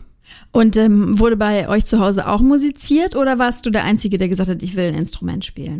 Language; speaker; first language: German; native; German